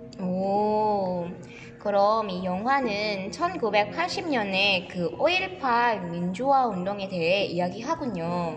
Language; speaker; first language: Korean; non-native, learner; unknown